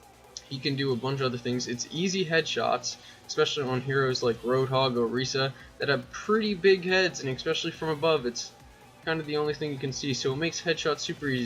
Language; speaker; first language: English; native; English